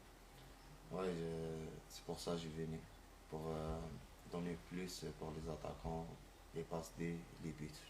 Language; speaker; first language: French; non-native, local second language; Arabic